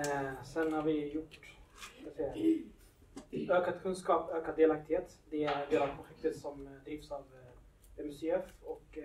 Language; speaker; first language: Swedish; early bilingual, other home language; Somali